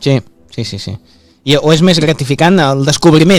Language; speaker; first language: Spanish; non-native, local second language; Catalan